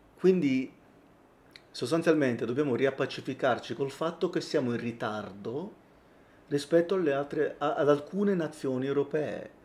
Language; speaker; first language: Italian; native; Italian